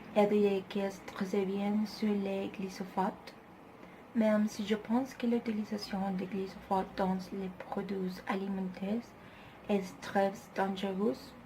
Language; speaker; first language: French; non-native, learner; Spanish